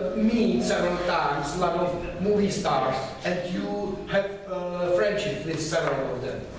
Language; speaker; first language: English; non-native, learner; Czech